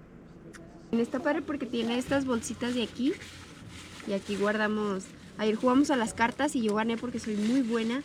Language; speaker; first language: Spanish; native; Spanish